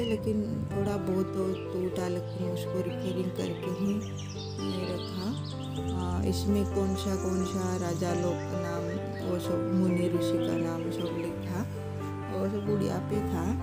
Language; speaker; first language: Hindi; non-native, local second language; Odia